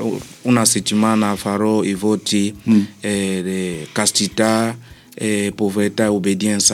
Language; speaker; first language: Italian; non-native, learner; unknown